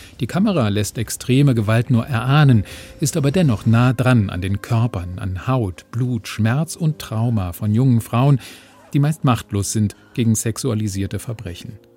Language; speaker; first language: German; native; German